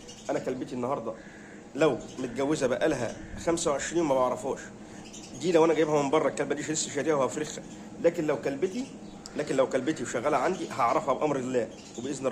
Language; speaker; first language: Arabic; native; Arabic